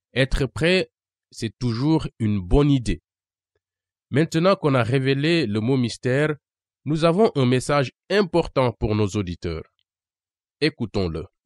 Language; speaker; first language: French; non-native, local second language; Wolof